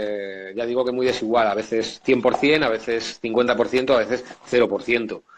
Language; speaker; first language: Spanish; native; Spanish